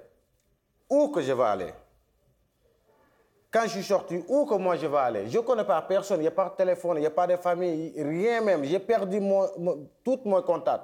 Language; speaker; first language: French; non-native, local second language; Wolof